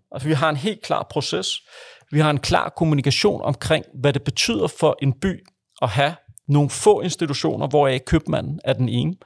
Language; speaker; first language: Danish; native; Danish